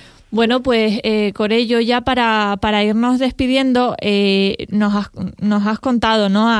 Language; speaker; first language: Spanish; native; Spanish